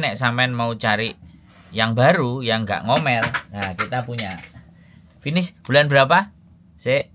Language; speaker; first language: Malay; non-native, local second language; Javanese